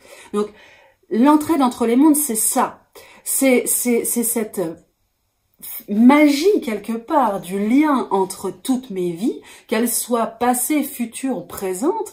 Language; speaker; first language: French; native; French